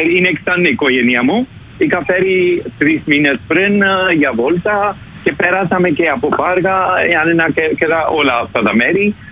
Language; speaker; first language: Greek; non-native, learner; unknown